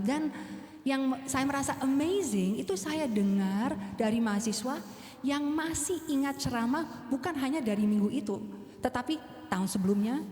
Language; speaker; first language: Indonesian; non-native, fluent; English